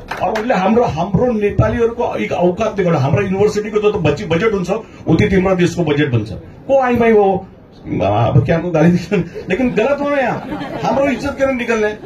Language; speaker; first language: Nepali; early bilingual, heritage; Nepali